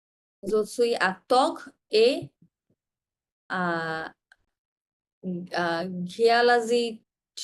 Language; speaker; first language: French; non-native, learner; Bangla